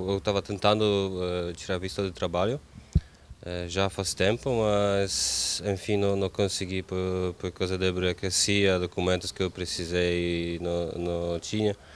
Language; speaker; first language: Portuguese; non-native, fluent; Polish